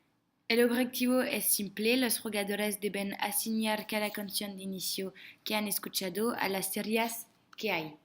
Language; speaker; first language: Spanish; non-native, learner; French